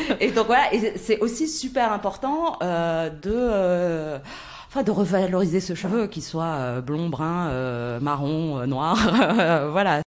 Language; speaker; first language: French; non-native, local second language; Arabic